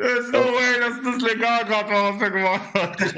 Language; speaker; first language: German; native; German